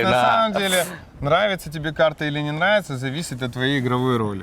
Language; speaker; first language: Russian; native; Russian